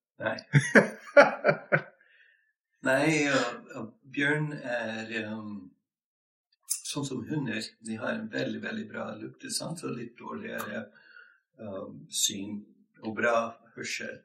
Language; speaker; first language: Norwegian; non-native, fluent; English